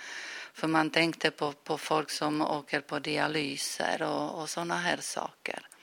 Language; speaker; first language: Swedish; non-native, fluent; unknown